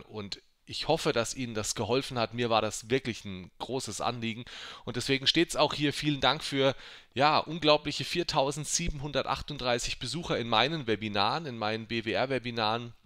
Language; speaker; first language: German; native; German